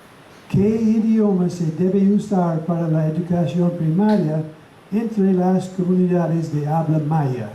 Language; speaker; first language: Spanish; non-native, fluent; English